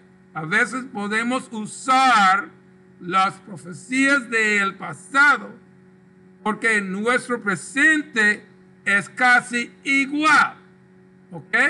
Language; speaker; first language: Spanish; non-native, local second language; English